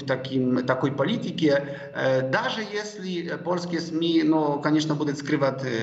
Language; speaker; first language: Russian; non-native, fluent; Polish